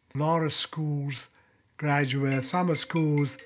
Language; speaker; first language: English; non-native, fluent; Persian